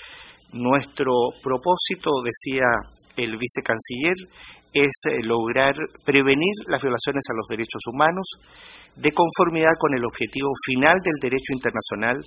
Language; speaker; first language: Spanish; native; Spanish